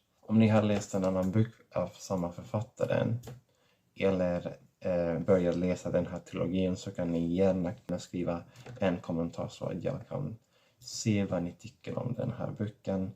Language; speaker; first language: Swedish; non-native, fluent; Catalan